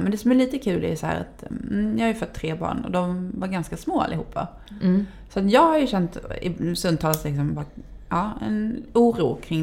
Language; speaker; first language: Swedish; native; Swedish